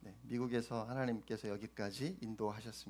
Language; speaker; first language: Korean; native; Korean